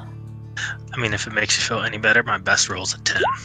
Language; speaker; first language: English; native; English